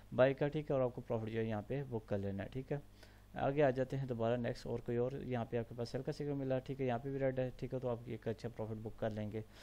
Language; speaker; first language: Urdu; non-native, local second language; Punjabi